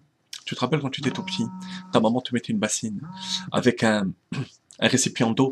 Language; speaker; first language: French; native; French